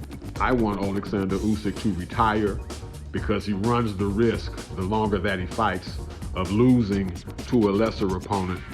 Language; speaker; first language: English; native; English